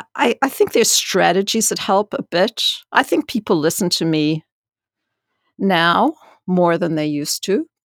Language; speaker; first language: English; native; English